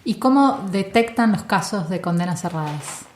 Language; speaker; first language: Spanish; native; Spanish